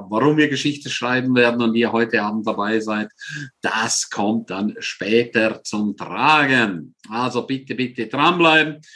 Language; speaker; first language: German; non-native, local second language; Romansh